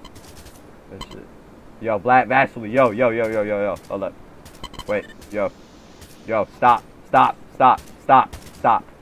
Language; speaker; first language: English; native; English